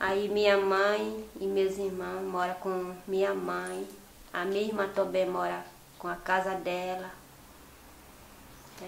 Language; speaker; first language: Portuguese; non-native, local second language; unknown